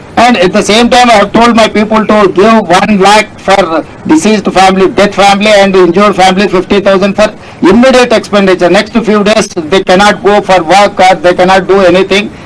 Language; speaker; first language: English; non-native, local second language; Telugu